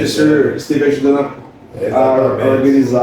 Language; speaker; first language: Portuguese; native; Portuguese